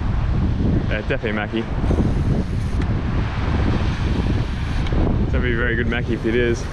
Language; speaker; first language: English; native; English